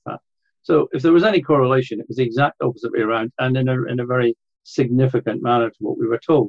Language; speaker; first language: English; native; English